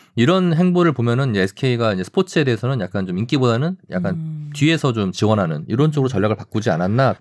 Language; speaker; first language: Korean; native; Korean